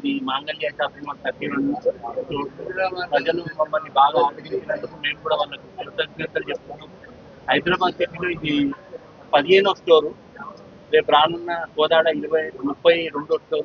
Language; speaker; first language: Telugu; native; Telugu